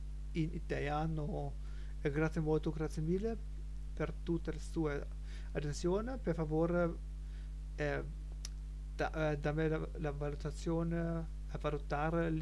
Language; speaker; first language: Italian; non-native, learner; German